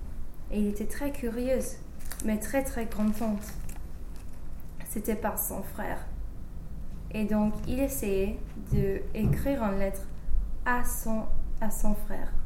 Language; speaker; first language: French; non-native, learner; English